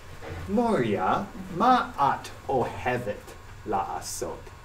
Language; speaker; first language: Hebrew; non-native, learner; English